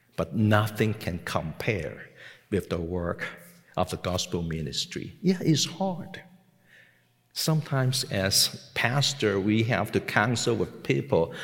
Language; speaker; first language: English; non-native, local second language; Cantonese